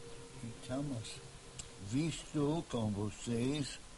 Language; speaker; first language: Portuguese; non-native, fluent; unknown